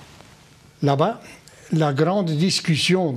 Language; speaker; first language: French; non-native, local second language; Dutch